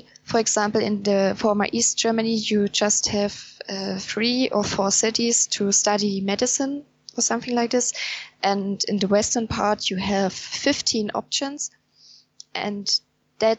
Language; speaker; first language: English; non-native, fluent; German